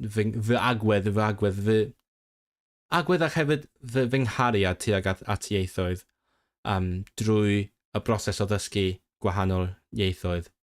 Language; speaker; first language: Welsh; non-native, learner; Cantonese